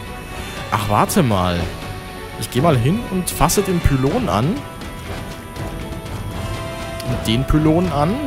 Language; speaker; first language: German; native; German